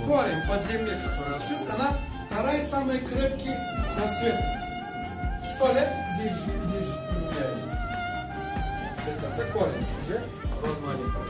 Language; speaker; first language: Russian; non-native, learner; Turkish